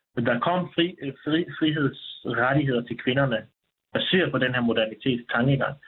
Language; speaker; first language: Danish; early bilingual, other home language; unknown